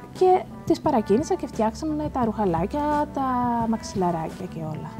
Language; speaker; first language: Greek; early bilingual, other home language; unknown